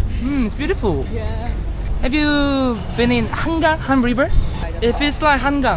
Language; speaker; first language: English; non-native, learner; Korean